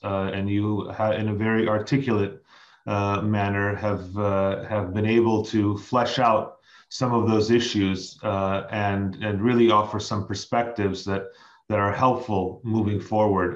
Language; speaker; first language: English; native; English